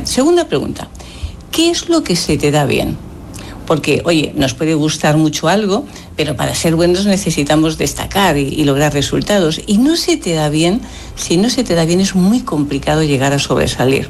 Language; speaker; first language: Spanish; native; Spanish